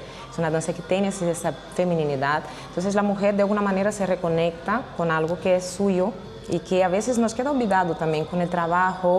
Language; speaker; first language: Spanish; non-native, fluent; Portuguese